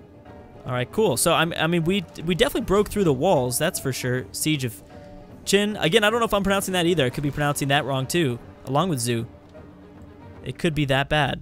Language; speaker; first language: English; native; English